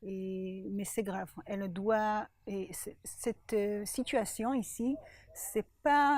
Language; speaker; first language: French; non-native, learner; Hebrew